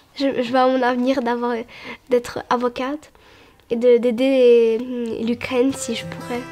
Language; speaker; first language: French; early bilingual, other home language; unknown